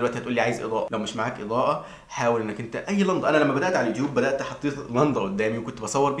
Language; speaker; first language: Arabic; native; Arabic